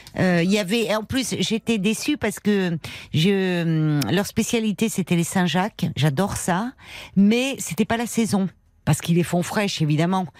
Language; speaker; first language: French; native; French